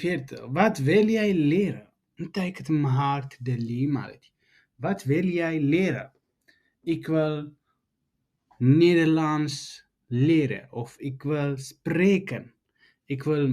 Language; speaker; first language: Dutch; non-native, fluent; Tigrinya